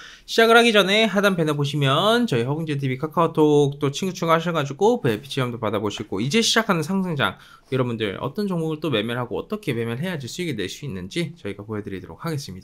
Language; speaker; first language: Korean; native; Korean